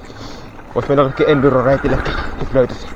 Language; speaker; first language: Finnish; native; Finnish